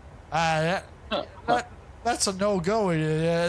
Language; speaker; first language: English; native; English